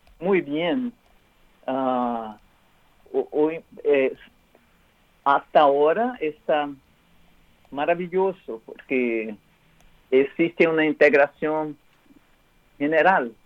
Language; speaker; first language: Spanish; non-native, learner; Portuguese